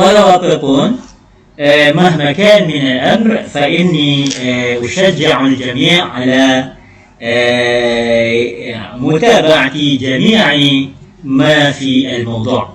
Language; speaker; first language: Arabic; non-native, fluent; Malay